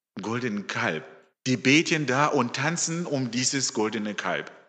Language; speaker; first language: German; non-native, fluent; Shona